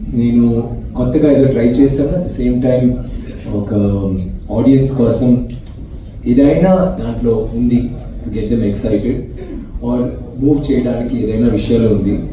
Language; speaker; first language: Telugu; non-native, learner; Tamil